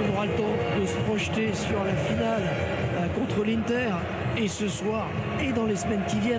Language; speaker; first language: French; native; French